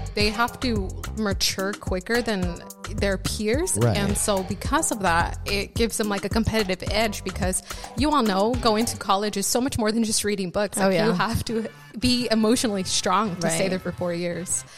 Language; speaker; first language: English; early bilingual, other home language; Spanish